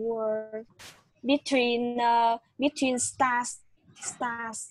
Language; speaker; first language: English; non-native, learner; Vietnamese